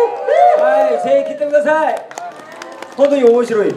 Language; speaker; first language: Japanese; non-native, learner; Korean